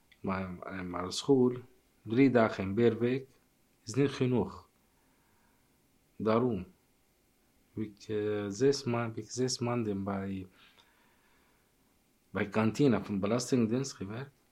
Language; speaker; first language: Dutch; non-native, learner; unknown